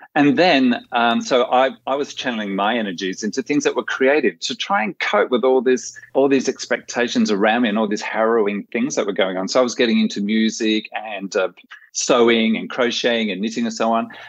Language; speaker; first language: English; native; English